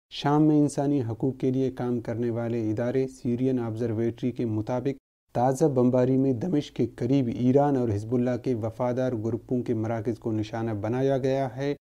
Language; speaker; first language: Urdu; non-native, local second language; Baluchi